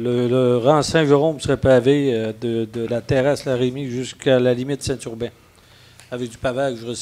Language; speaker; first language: French; native; French